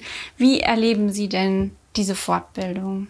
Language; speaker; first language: German; native; German